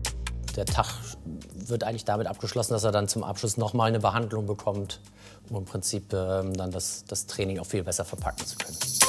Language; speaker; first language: German; native; German